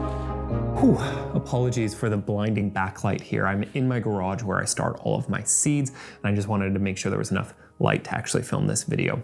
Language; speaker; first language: English; native; English